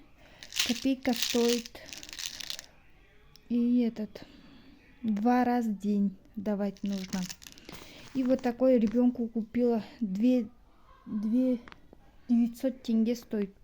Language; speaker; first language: Russian; non-native, local second language; Kazakh